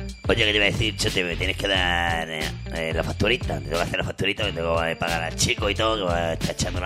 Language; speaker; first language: Spanish; native; Spanish